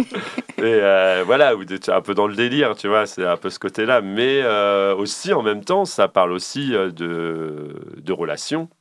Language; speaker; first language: French; native; French